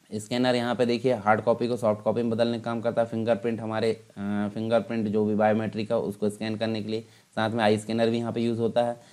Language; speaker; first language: Hindi; native; Hindi